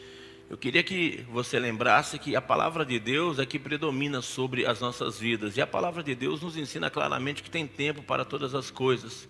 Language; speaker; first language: Portuguese; native; Portuguese